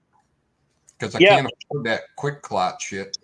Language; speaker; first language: English; native; English